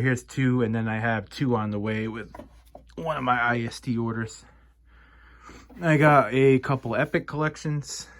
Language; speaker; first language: English; native; English